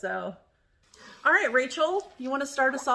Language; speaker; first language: English; native; English